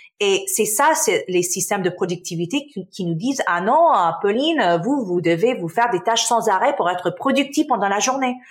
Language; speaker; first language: French; early bilingual, other home language; Arabic